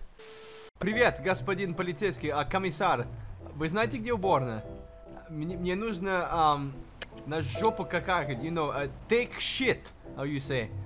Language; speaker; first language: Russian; early bilingual, heritage; Russian